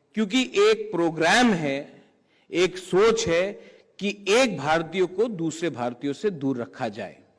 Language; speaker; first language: Hindi; non-native, local second language; Kok Borok